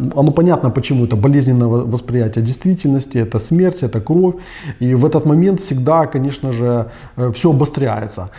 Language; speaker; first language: Russian; native; Russian